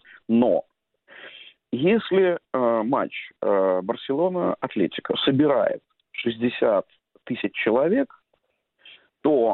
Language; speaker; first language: Russian; native; Russian